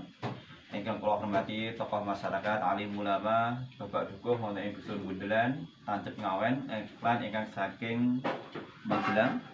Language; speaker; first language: Indonesian; native; Indonesian